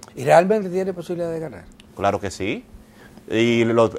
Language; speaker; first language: Spanish; native; Spanish